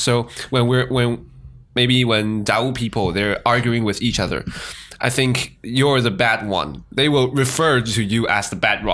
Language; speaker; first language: English; non-native, fluent; Chinese